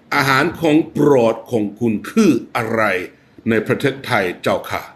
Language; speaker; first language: Thai; non-native, fluent; English